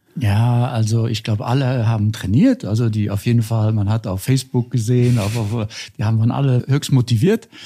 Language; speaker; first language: German; non-native, local second language; Luxembourgish